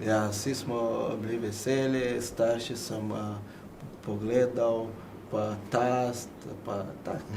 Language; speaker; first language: Slovenian; non-native, fluent; Portuguese